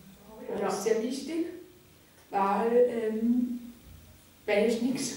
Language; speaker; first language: German; non-native, local second language; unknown